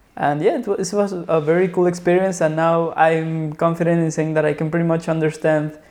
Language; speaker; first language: English; non-native, fluent; Spanish